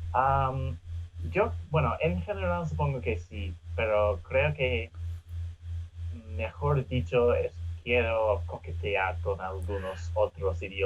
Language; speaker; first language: Spanish; non-native, fluent; English